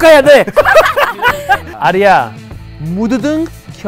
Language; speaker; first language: Korean; non-native, fluent; Greek